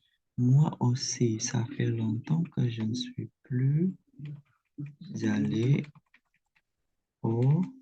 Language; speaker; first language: French; non-native, fluent; Indonesian